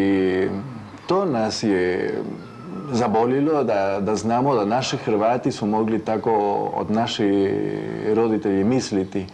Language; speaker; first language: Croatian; early bilingual, heritage; Croatian